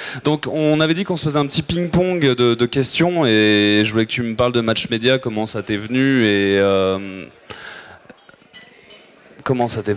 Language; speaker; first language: French; native; French